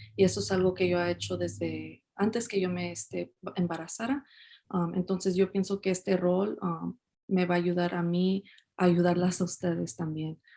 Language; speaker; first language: Spanish; early bilingual, heritage; Spanish